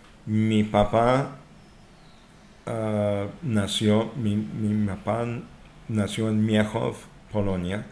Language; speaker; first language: Spanish; non-native, fluent; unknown